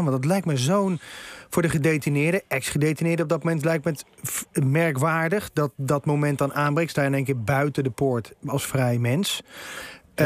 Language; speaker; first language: Dutch; native; Dutch